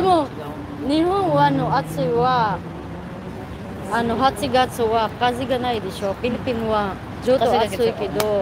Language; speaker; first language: Japanese; non-native, learner; Filipino